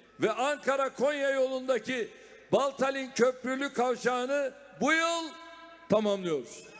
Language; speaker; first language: Turkish; native; Turkish